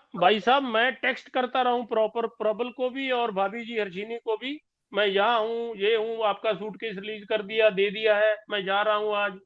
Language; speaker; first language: Hindi; non-native, local second language; Punjabi